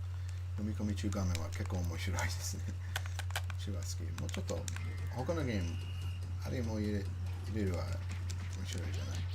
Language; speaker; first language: Japanese; non-native, learner; English